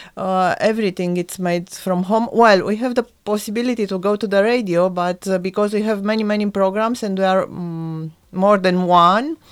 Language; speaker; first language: English; non-native, fluent; Romanian